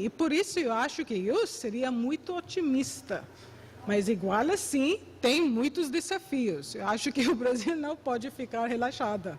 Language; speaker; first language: Portuguese; non-native, fluent; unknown